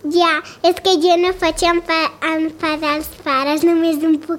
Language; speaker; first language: Catalan; non-native, local second language; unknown